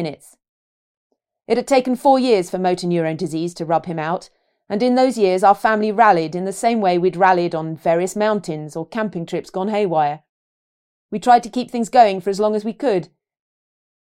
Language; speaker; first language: English; native; English